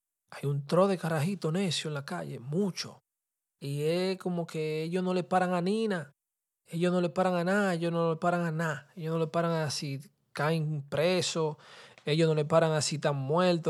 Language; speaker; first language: Spanish; early bilingual, heritage; Spanish